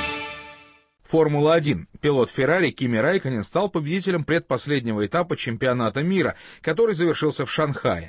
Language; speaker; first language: Russian; native; Russian